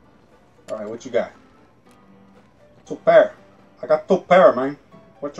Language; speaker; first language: English; native; English